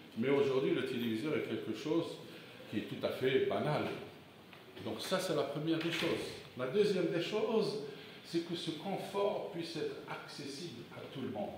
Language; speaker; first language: French; non-native, local second language; Arabic